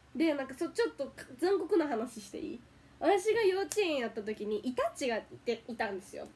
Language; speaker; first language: Japanese; native; Japanese